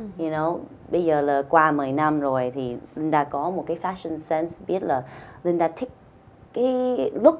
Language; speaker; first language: Vietnamese; early bilingual, heritage; Vietnamese